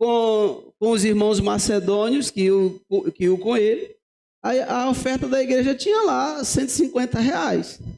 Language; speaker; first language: Portuguese; native; Portuguese